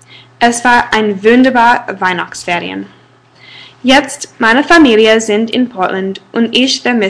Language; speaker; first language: German; non-native, learner; English